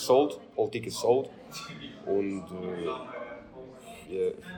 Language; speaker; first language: English; non-native, learner; Ukrainian